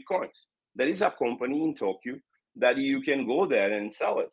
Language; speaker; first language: English; non-native, fluent; Portuguese